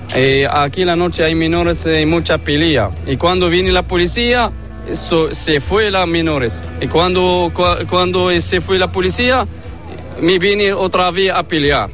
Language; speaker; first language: Spanish; non-native, learner; Arabic